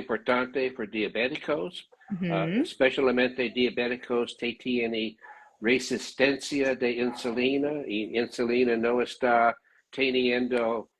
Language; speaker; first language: Spanish; non-native, learner; English